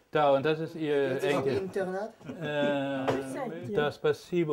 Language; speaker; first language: Russian; non-native, learner; German